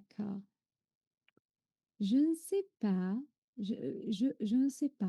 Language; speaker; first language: French; non-native, fluent; Arabic